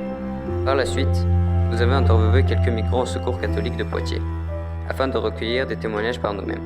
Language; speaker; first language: French; native; French